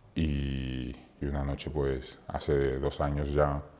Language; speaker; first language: Spanish; native; Spanish